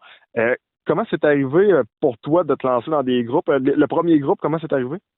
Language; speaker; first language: French; native; French